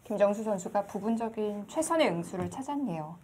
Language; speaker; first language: Korean; native; Korean